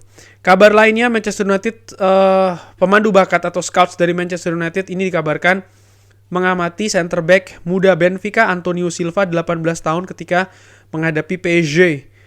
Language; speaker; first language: Indonesian; native; Indonesian